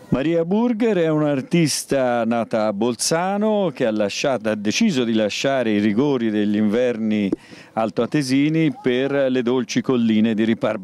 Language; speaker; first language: Italian; native; Italian